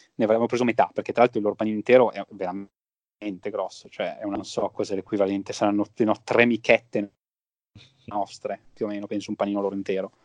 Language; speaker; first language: Italian; native; Italian